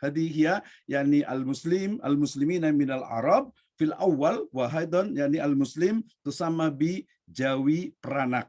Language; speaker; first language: Arabic; non-native, learner; Indonesian